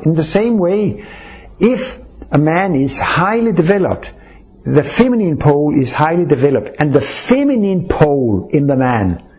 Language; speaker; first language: English; non-native, fluent; Danish